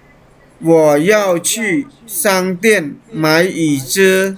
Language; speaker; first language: Chinese; non-native, fluent; Khmer